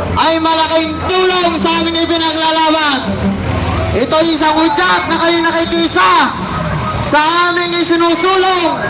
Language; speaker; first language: Filipino; native; Filipino